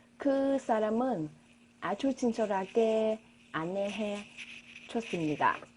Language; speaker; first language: Korean; non-native, learner; Vietnamese